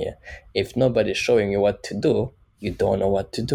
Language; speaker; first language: English; non-native, local second language; Kinyarwanda